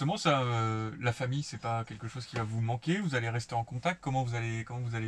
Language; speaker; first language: French; native; French